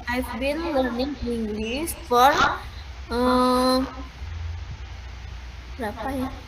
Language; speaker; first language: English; non-native, learner; Indonesian